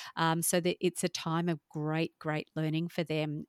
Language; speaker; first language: English; native; English